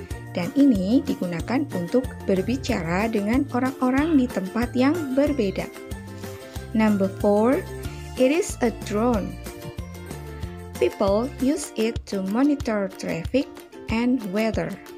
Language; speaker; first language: English; non-native, fluent; Indonesian